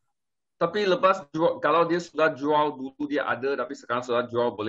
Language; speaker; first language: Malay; non-native, local second language; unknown